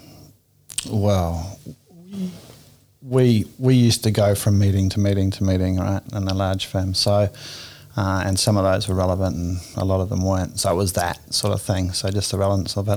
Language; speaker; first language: English; native; English